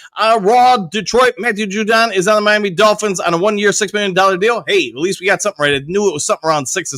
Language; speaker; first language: English; native; English